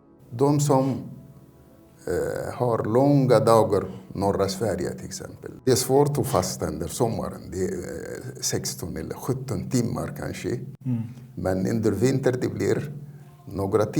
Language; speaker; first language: Swedish; non-native, fluent; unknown